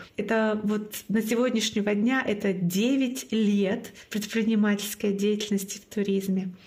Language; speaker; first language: Russian; non-native, local second language; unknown